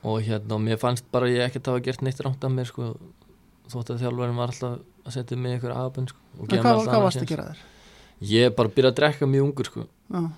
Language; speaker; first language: Icelandic; early bilingual, other home language; Serbian